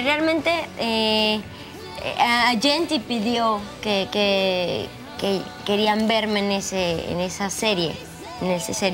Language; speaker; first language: Portuguese; non-native, learner; Spanish